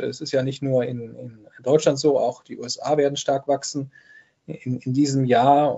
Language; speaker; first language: German; native; German